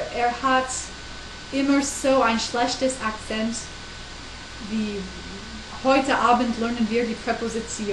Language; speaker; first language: German; non-native, learner; English